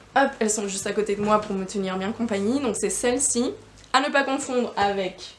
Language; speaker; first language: French; non-native, fluent; Spanish